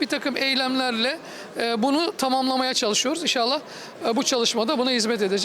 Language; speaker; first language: Turkish; native; Turkish